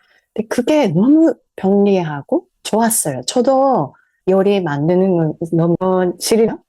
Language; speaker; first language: Korean; non-native, fluent; Japanese